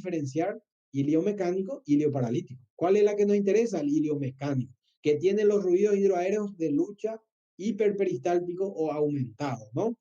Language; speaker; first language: Spanish; native; Spanish